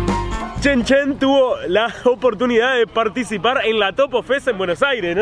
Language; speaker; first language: Spanish; native; Spanish